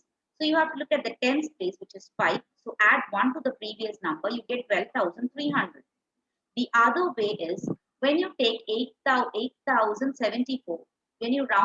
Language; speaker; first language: English; non-native, local second language; Tamil